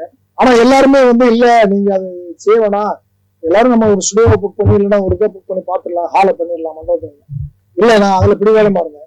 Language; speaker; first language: Tamil; native; Tamil